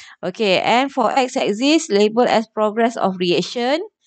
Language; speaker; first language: English; non-native, local second language; Malay